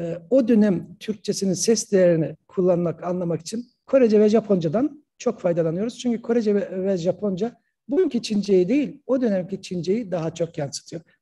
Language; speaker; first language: Turkish; native; Turkish